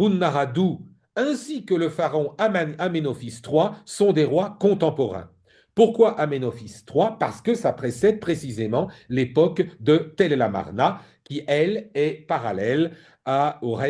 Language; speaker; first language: French; native; French